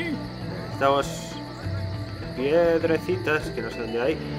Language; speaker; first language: Spanish; native; Spanish